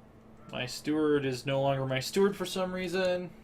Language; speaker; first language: English; native; English